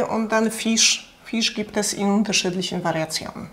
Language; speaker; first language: German; non-native, fluent; Polish